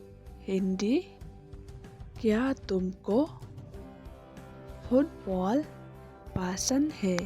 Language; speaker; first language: Hindi; non-native, local second language; Khasi